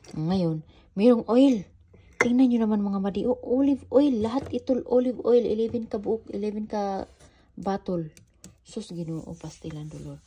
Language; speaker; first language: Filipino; non-native, local second language; Cebuano